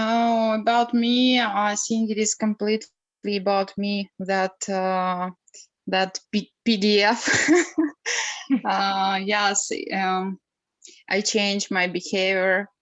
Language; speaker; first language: English; non-native, learner; Ukrainian